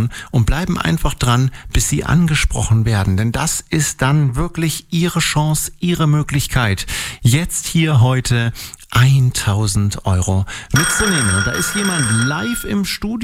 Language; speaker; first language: German; native; German